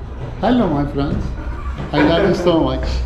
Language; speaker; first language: English; non-native, learner; Turkish